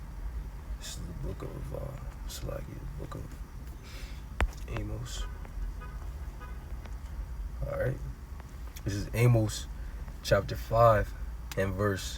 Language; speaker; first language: English; native; English